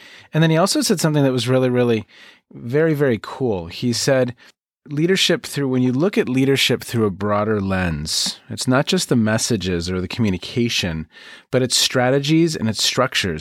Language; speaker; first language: English; native; English